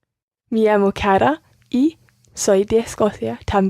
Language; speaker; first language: Spanish; non-native, learner; English